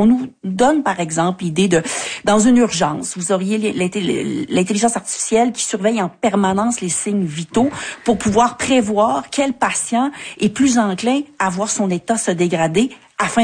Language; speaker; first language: French; native; French